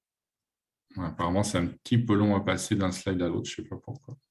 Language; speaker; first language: French; native; French